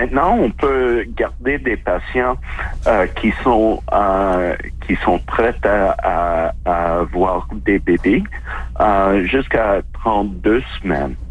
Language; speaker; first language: French; non-native, local second language; English